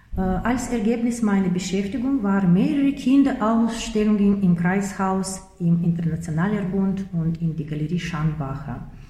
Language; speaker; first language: German; non-native, fluent; Russian